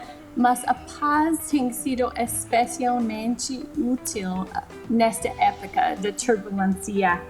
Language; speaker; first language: Portuguese; non-native, fluent; English